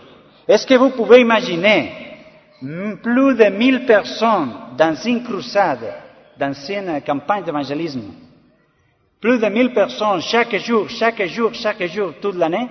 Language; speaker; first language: French; non-native, learner; Spanish